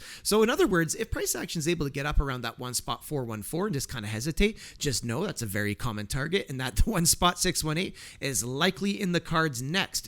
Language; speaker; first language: English; native; English